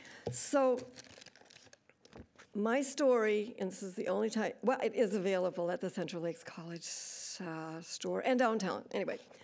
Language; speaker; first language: English; native; English